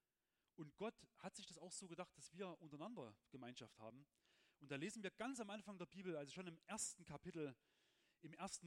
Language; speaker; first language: German; native; German